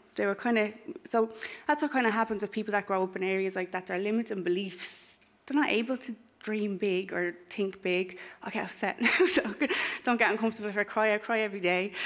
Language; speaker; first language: English; native; English